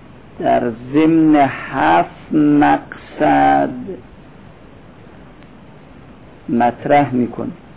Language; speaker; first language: Persian; native; Persian